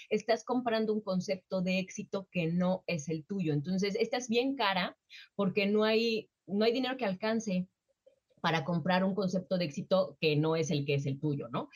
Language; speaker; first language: Spanish; native; Spanish